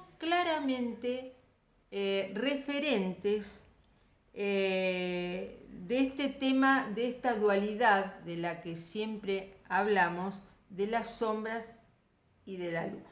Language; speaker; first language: Spanish; native; Spanish